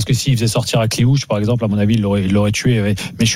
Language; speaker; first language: French; native; French